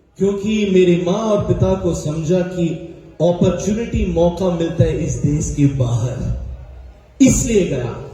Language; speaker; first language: Hindi; early bilingual, heritage; Hindi